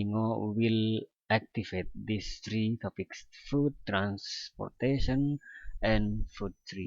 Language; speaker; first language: English; non-native, learner; Indonesian